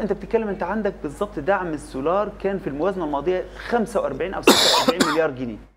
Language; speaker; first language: Arabic; native; Arabic